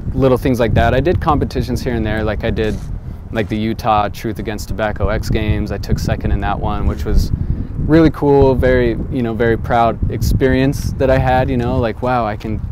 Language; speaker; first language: English; native; English